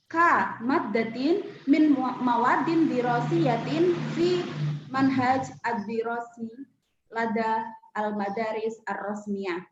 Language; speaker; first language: Arabic; non-native, fluent; Indonesian